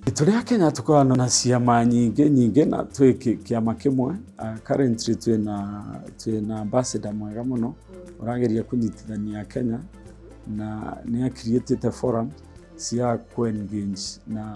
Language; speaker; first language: Kikuyu; non-native, local second language; Embu